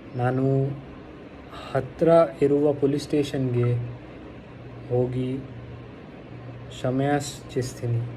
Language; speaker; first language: Kannada; non-native, learner; Hindi